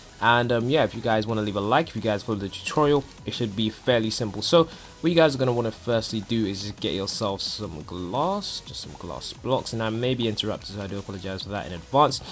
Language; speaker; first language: English; native; English